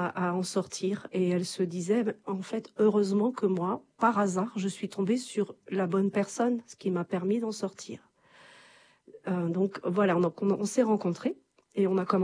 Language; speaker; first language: French; native; French